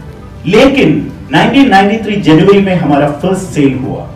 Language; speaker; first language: Hindi; non-native, fluent; Bangla